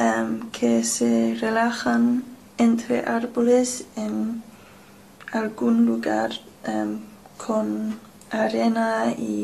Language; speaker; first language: Spanish; non-native, learner; English